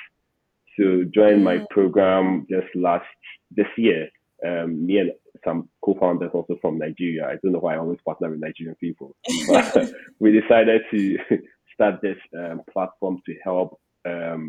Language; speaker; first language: English; non-native, local second language; Akan